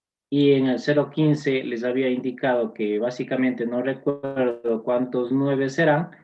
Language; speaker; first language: Spanish; native; Spanish